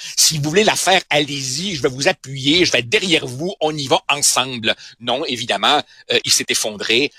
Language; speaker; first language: French; early bilingual, other home language; Spanish